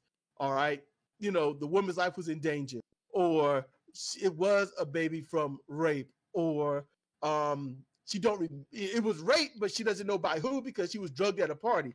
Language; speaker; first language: English; native; English